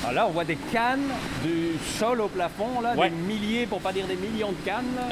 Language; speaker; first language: French; native; French